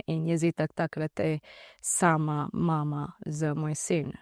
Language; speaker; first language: Slovenian; non-native, learner; Divehi